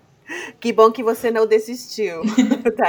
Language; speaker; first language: Portuguese; non-native, fluent; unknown